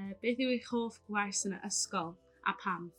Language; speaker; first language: Welsh; non-native, local second language; English